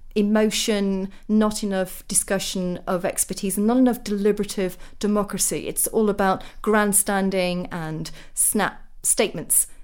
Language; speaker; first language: English; native; English